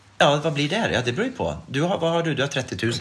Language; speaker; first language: Swedish; native; Swedish